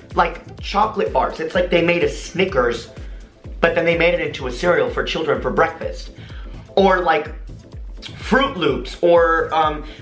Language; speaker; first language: English; native; English